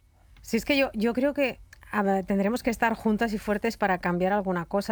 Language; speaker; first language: Spanish; native; Spanish